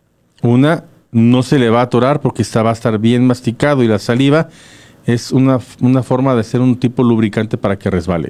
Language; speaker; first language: Spanish; native; Spanish